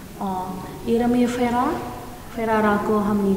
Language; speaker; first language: Korean; non-native, learner; Indonesian